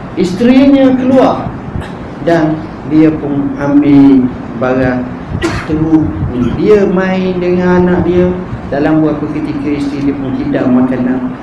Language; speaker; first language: Malay; native; Malay